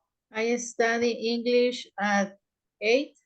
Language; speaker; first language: English; non-native, learner; Spanish